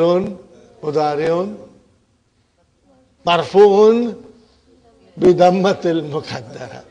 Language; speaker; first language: Arabic; non-native, fluent; English